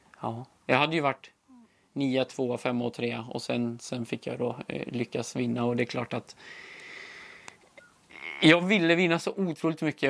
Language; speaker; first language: Swedish; native; Swedish